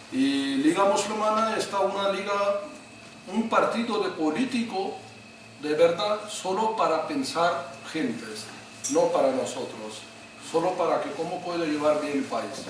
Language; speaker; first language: Spanish; non-native, learner; Urdu